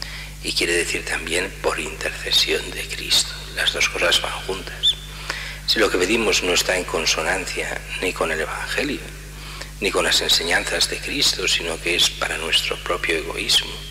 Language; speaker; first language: Spanish; native; Spanish